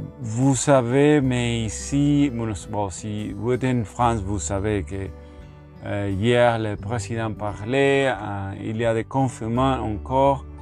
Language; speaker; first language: French; non-native, learner; Spanish